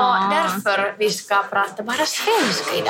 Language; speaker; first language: Swedish; non-native, learner; Finnish